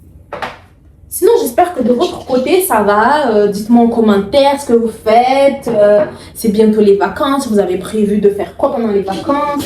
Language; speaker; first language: French; native; French